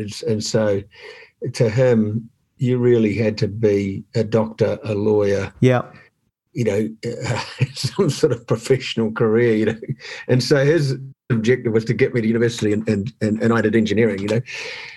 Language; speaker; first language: English; native; English